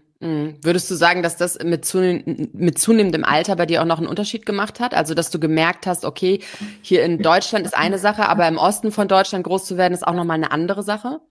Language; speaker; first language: German; native; German